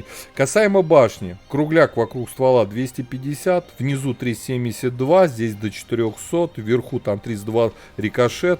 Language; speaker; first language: Russian; native; Russian